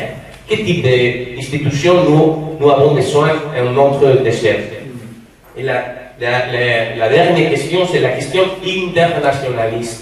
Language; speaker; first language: French; non-native, fluent; Spanish